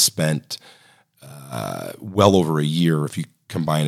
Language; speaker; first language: English; native; English